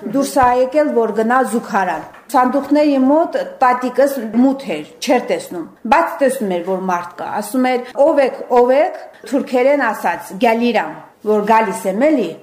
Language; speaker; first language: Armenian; native; Armenian